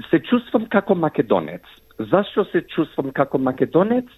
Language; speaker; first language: Macedonian; early bilingual, heritage; Macedonian